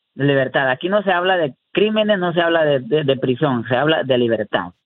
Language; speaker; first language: Spanish; early bilingual, heritage; Spanish